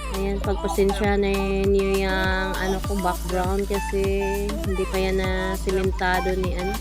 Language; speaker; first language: Filipino; non-native, local second language; Cebuano